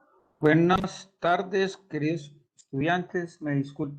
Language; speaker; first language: Spanish; native; Spanish